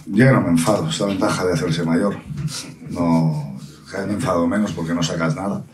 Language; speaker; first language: Spanish; non-native, local second language; Catalan